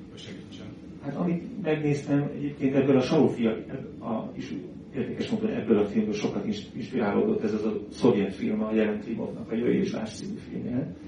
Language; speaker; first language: Hungarian; native; Hungarian